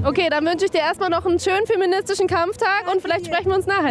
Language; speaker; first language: German; native; German